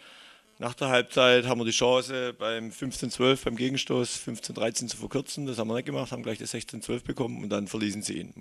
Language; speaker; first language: German; native; German